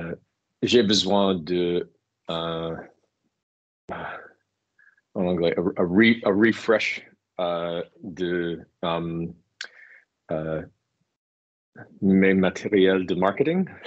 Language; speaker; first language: French; non-native, learner; English